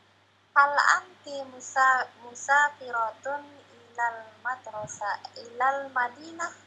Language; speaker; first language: Arabic; non-native, learner; Indonesian